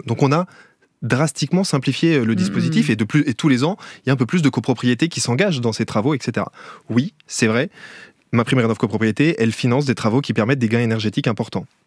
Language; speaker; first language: French; native; French